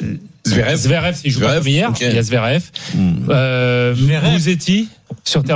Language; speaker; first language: French; native; French